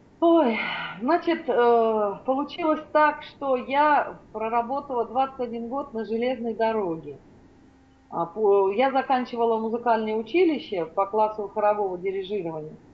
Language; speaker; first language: Russian; native; Russian